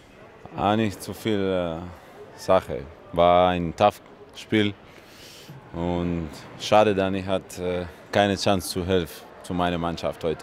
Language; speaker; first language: German; non-native, learner; Russian